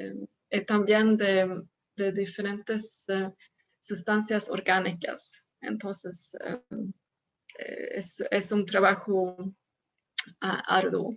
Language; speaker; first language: Spanish; non-native, fluent; Swedish